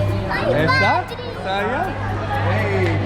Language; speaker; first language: Spanish; non-native, fluent; English